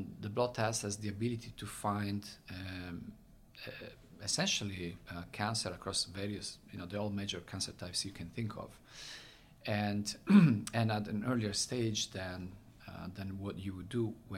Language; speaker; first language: English; non-native, fluent; Italian